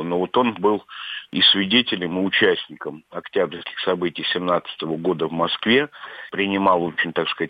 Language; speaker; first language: Russian; native; Russian